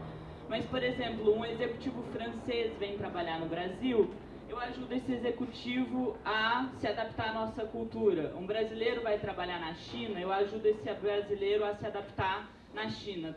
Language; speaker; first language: Portuguese; native; Portuguese